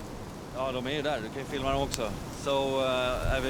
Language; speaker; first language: Swedish; native; Swedish